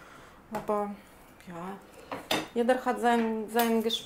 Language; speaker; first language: German; non-native, fluent; Russian